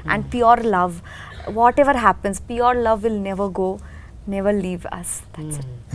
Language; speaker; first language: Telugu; non-native, learner; Hindi